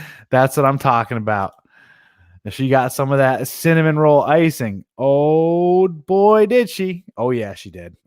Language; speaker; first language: English; native; English